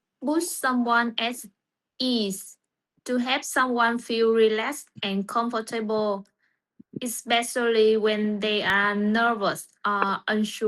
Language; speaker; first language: English; non-native, learner; Vietnamese